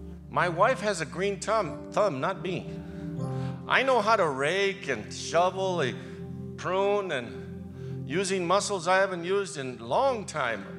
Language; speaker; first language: English; native; English